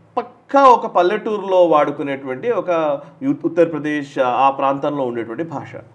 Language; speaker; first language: Telugu; native; Telugu